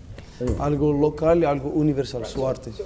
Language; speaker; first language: Spanish; non-native, fluent; Portuguese